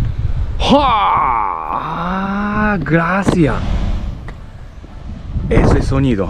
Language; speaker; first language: Spanish; non-native, learner; Japanese